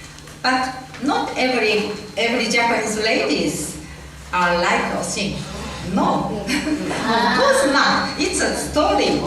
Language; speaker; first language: English; non-native, learner; Japanese